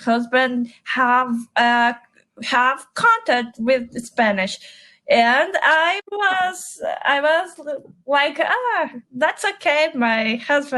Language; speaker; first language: English; non-native, learner; Portuguese